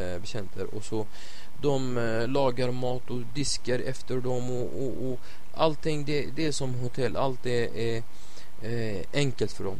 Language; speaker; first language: Swedish; non-native, fluent; Arabic